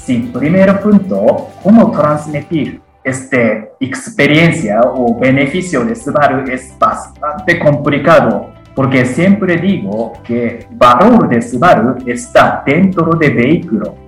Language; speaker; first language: Spanish; non-native, fluent; Japanese